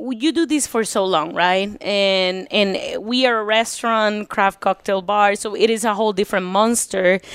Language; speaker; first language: English; early bilingual, other home language; Spanish